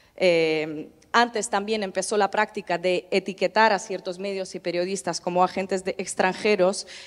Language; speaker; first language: Spanish; non-native, fluent; Russian